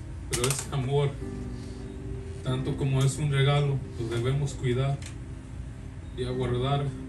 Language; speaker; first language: Spanish; early bilingual, heritage; Spanish